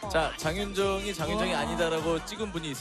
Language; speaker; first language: Korean; native; Korean